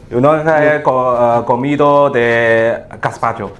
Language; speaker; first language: Spanish; non-native, learner; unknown